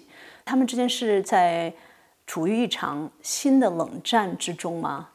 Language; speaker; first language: Chinese; native; Chinese